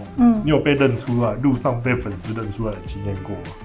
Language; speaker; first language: Chinese; native; Chinese